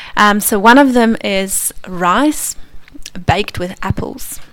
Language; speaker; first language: English; non-native, fluent; Polish